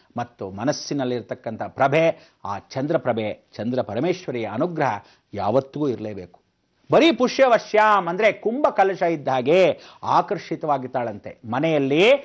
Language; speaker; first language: Kannada; native; Kannada